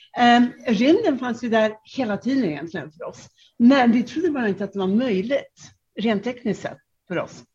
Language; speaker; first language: Swedish; non-native, fluent; Czech